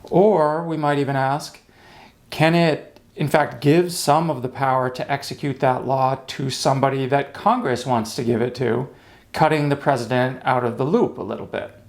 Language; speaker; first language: English; native; English